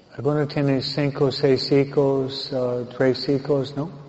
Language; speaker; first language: Spanish; non-native, fluent; English